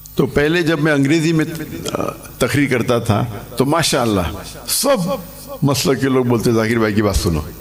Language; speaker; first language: Urdu; non-native, local second language; Konkani